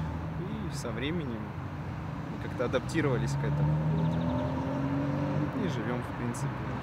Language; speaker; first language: Russian; native; Russian